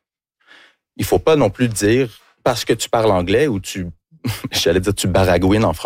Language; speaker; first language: French; early bilingual, other home language; English